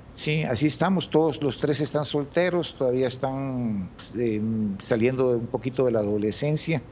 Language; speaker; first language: Spanish; native; Spanish